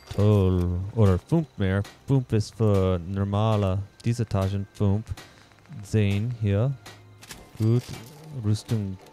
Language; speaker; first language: German; non-native, learner; English